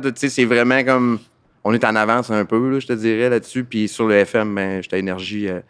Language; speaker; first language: French; native; French